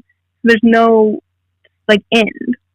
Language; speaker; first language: English; native; English